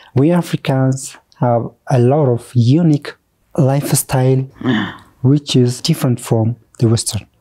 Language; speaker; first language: English; non-native, fluent; Oromo